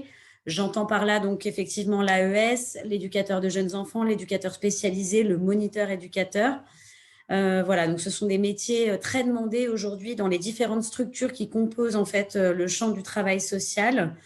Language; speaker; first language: French; native; French